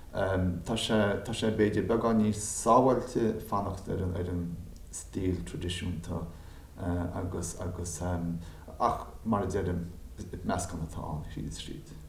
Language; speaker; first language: Irish; native; Irish